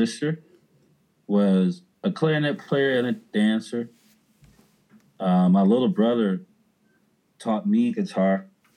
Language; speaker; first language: English; early bilingual, other home language; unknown